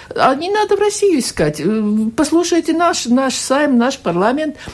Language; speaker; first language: Russian; non-native, local second language; Latvian